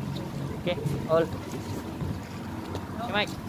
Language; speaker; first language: English; non-native, learner; Filipino